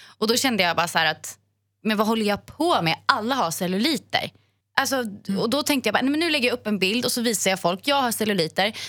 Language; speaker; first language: Swedish; native; Swedish